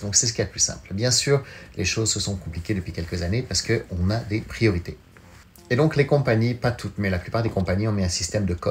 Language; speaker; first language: French; native; French